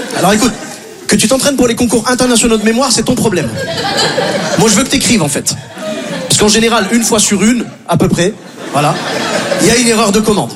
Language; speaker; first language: French; native; French